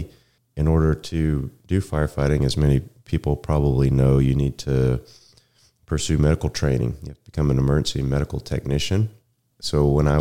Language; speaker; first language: English; native; English